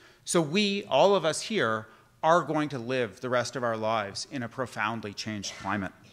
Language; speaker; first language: English; native; English